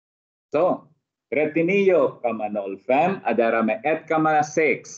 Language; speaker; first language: Swedish; non-native, fluent; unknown